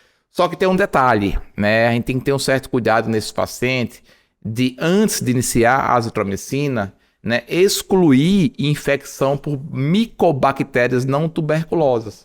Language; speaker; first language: Portuguese; native; Portuguese